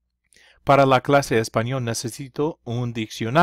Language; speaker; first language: Spanish; non-native, fluent; English